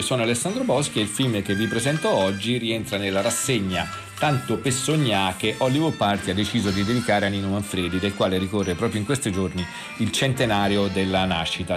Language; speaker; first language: Italian; native; Italian